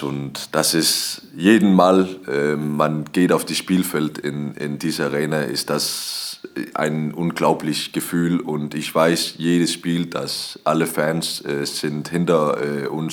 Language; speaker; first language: German; non-native, learner; Danish